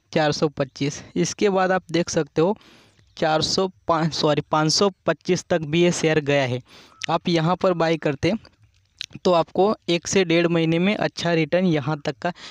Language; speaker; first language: Hindi; non-native, local second language; Gujarati